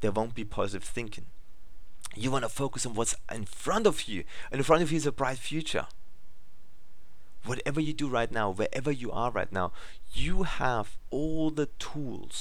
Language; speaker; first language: English; non-native, fluent; German